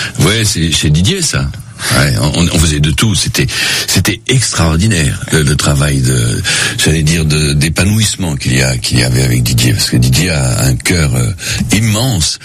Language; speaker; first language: French; non-native, local second language; Spanish